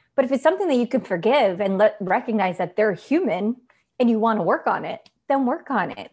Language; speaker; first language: English; non-native, fluent; Italian